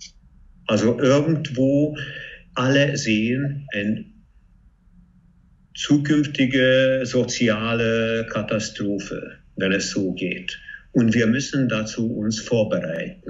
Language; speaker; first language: German; non-native, fluent; Hungarian